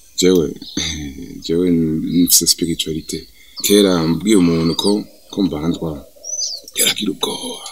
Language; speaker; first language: Rundi; early bilingual, heritage; Rundi